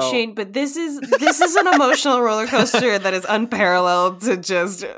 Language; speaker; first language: English; native; English